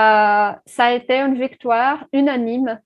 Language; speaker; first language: French; non-native, fluent; Portuguese